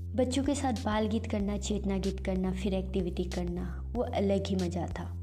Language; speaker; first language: Hindi; non-native, local second language; Assamese